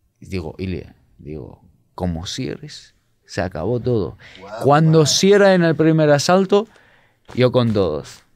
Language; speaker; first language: Spanish; non-native, fluent; Georgian